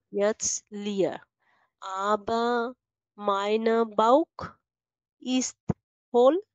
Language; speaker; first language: German; non-native, learner; Bangla